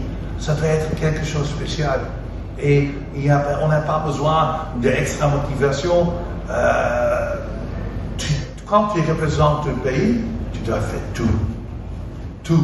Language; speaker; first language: French; non-native, fluent; Dutch